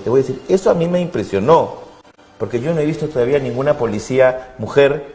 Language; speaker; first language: Spanish; native; Spanish